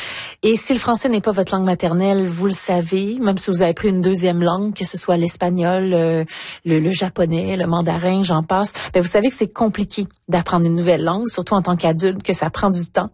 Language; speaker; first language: French; native; French